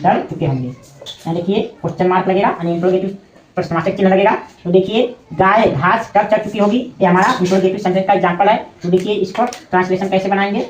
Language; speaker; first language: Hindi; native; Hindi